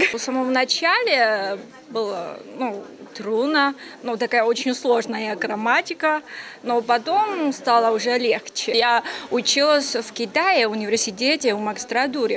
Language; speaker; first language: Russian; non-native, fluent; Chinese